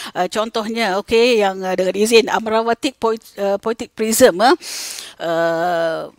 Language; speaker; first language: Malay; non-native, local second language; Tamil